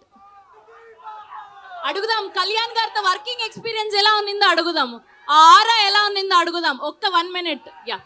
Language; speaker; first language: Telugu; native; Telugu